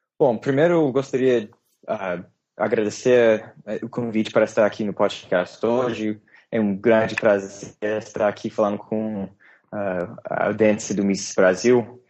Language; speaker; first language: Portuguese; non-native, fluent; English